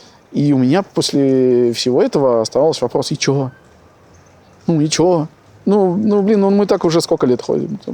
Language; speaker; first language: Russian; native; Russian